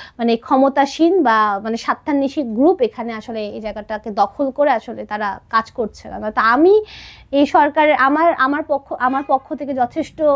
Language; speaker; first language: Bangla; non-native, local second language; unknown